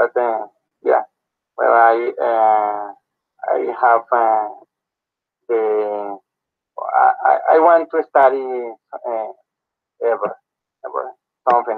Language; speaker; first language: English; non-native, learner; Spanish